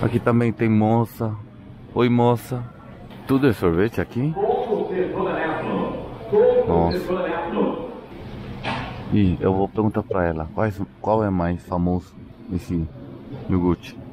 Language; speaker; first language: Portuguese; non-native, learner; Korean